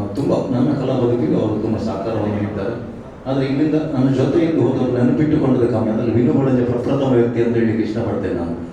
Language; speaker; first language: Kannada; non-native, local second language; Tulu